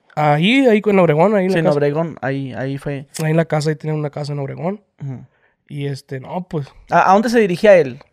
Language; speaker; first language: Spanish; native; Spanish